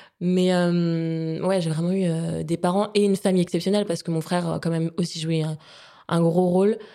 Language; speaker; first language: French; native; French